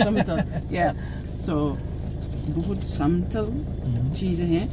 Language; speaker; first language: Hindi; non-native, learner; English